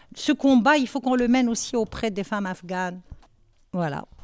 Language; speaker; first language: French; non-native, local second language; Arabic